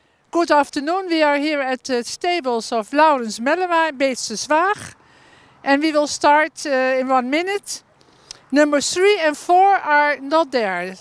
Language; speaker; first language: English; non-native, fluent; Dutch